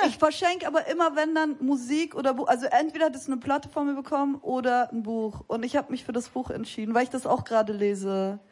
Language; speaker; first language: German; early bilingual, other home language; Turkish